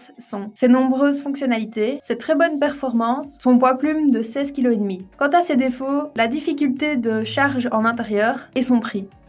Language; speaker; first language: French; native; French